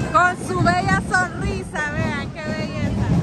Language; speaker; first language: Spanish; native; Spanish